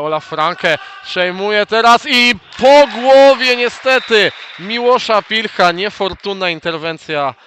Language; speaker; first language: Polish; native; Polish